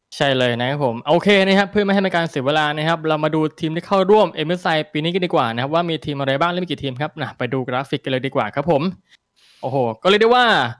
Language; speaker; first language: Thai; native; Thai